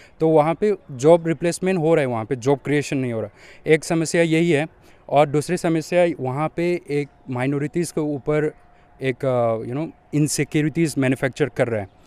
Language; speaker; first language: Hindi; non-native, local second language; Manipuri